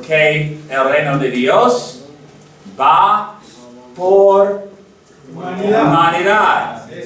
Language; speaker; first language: Spanish; non-native, learner; English